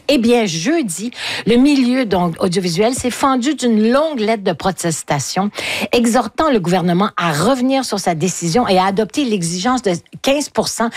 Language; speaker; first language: French; native; French